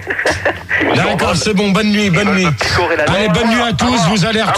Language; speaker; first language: French; native; French